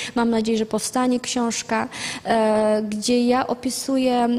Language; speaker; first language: Polish; non-native, fluent; Azerbaijani